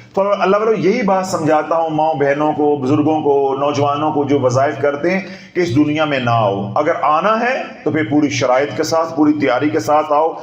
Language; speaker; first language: Urdu; non-native, local second language; Punjabi